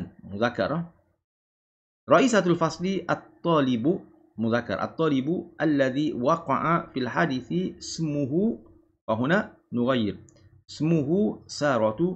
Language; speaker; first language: Arabic; non-native, fluent; Malay